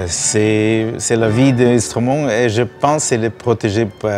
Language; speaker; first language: French; non-native, learner; Russian